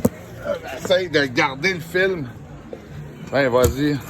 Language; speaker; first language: French; native; French